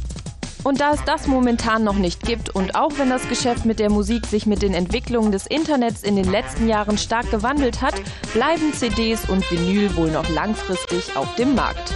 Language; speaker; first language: German; native; German